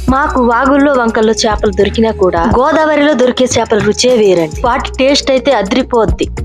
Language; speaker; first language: Telugu; non-native, local second language; Koya